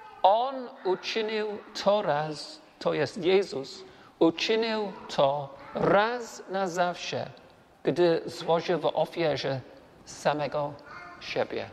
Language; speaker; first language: Polish; non-native, learner; English